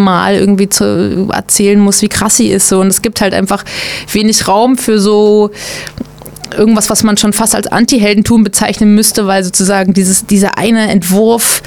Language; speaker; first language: German; native; German